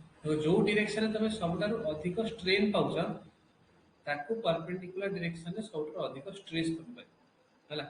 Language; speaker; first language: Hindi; non-native, local second language; Odia